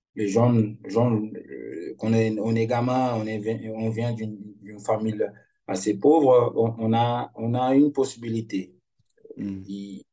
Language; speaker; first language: French; non-native, fluent; Portuguese